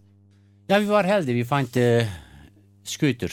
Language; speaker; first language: Norwegian; non-native, fluent; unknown